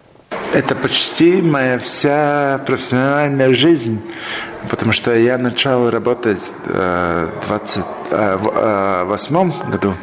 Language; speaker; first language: Russian; non-native, local second language; Latvian